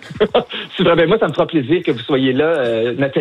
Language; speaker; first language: French; native; French